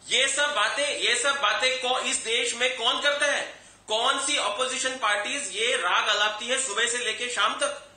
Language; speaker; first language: Hindi; native; Hindi